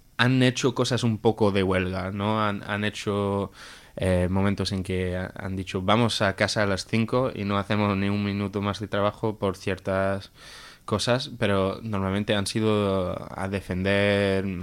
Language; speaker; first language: Spanish; non-native, fluent; English